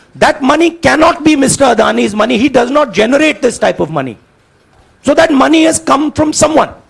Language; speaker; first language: English; non-native, local second language; Hindi